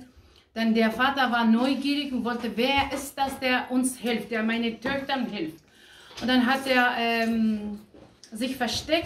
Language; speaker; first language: German; non-native, fluent; Aramaic